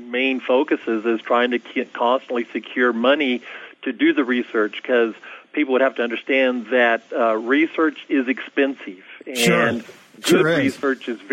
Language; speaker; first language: English; native; English